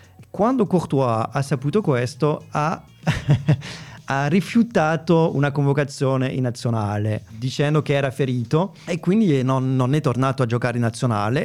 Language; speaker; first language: Italian; non-native, fluent; French